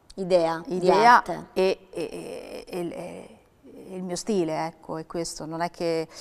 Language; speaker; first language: Italian; native; Italian